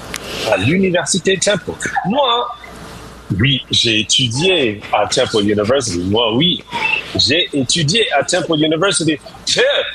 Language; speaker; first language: French; non-native, fluent; English